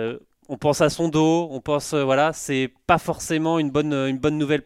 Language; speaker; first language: French; native; French